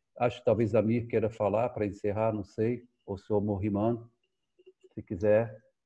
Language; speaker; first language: Portuguese; native; Portuguese